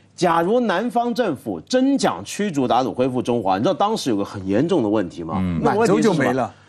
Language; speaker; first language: Chinese; native; Chinese